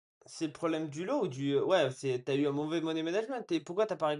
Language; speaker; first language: French; native; French